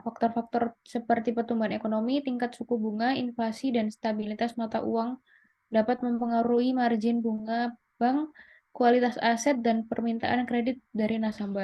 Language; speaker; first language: Indonesian; native; Indonesian